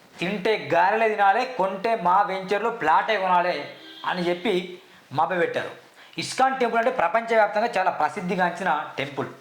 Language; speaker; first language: Telugu; native; Telugu